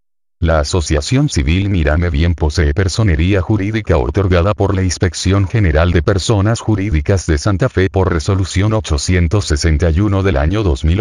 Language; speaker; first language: Spanish; native; Spanish